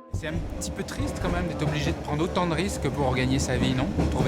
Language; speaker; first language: French; native; French